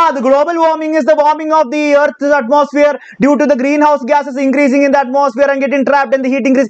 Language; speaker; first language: English; non-native, local second language; Malayalam